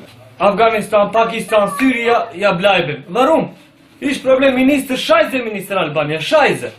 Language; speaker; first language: German; non-native, learner; Albanian